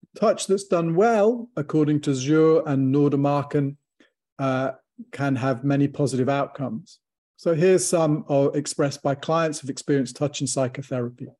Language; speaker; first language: English; native; English